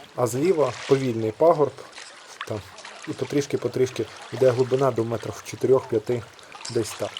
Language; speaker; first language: Ukrainian; native; Ukrainian